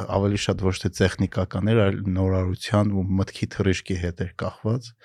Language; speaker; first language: Armenian; native; Armenian